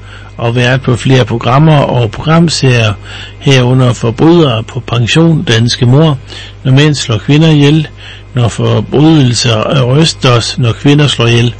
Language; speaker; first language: Danish; native; Danish